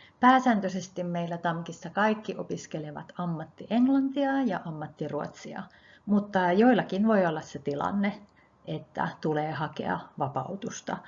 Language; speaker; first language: Finnish; native; Finnish